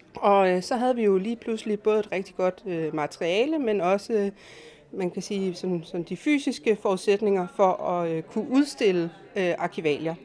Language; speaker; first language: Danish; native; Danish